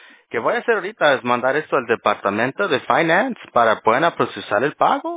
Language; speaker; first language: Spanish; early bilingual, heritage; Spanish